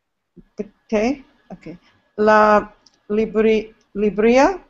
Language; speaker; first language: Italian; non-native, learner; Spanish